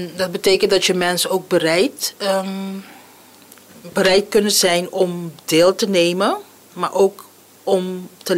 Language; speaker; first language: Dutch; non-native, local second language; Papiamento